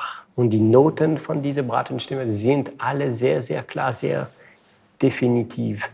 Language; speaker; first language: German; non-native, fluent; French